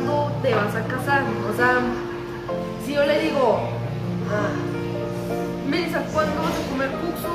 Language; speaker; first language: Spanish; early bilingual, other home language; Korean